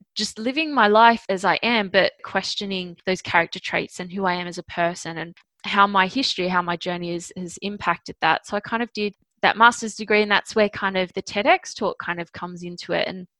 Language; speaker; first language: English; native; English